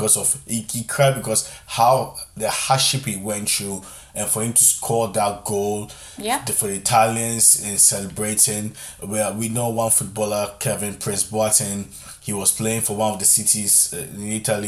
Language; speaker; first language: English; non-native, local second language; Akan